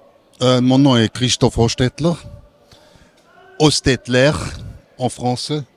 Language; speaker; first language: French; non-native, local second language; German